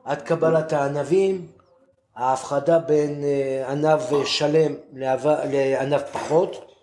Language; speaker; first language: Hebrew; non-native, fluent; French